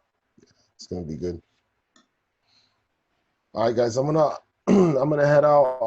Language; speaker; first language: English; native; English